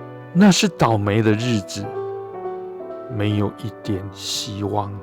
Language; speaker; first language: Chinese; native; Chinese